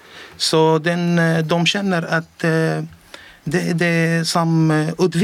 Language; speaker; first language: Swedish; non-native, learner; Arabic